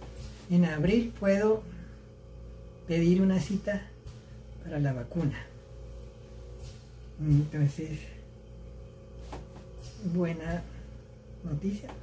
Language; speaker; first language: Spanish; early bilingual, heritage; Spanish